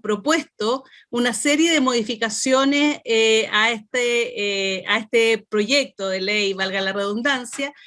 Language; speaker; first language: Spanish; native; Spanish